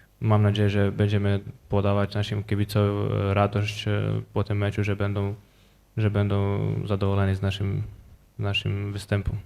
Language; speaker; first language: Polish; non-native, learner; Croatian